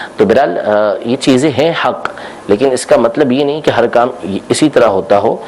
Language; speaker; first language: Urdu; native; Urdu